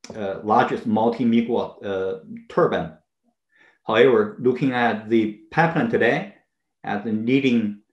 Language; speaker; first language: English; non-native, fluent; Chinese